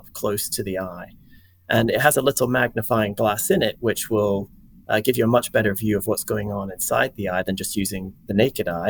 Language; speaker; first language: English; native; English